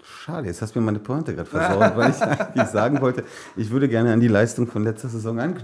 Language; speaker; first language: German; native; German